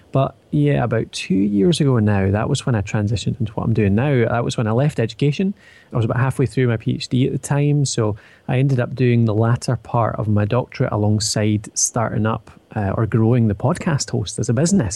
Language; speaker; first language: English; native; English